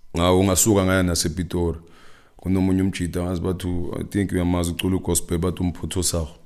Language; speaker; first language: Zulu; non-native, local second language; Northern Sotho